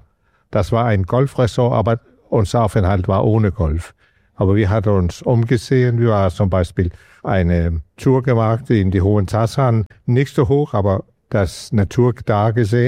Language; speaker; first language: German; non-native, fluent; Danish